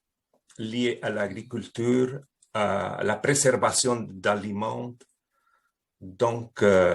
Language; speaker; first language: French; non-native, fluent; Spanish